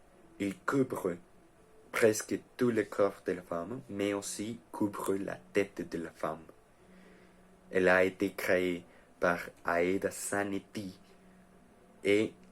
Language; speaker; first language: French; non-native, learner; Spanish